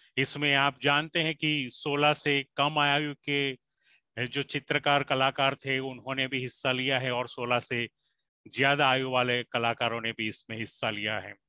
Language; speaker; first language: Hindi; native; Hindi